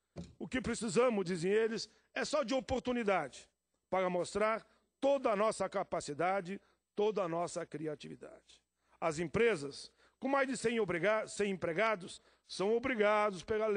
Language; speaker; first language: Portuguese; native; Portuguese